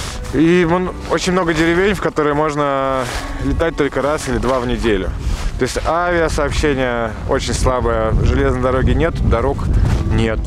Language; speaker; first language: Russian; native; Russian